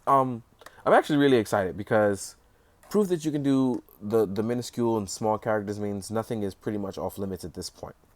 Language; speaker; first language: English; native; English